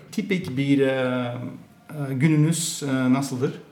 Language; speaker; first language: Turkish; non-native, learner; Norwegian